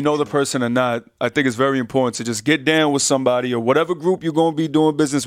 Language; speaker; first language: English; native; English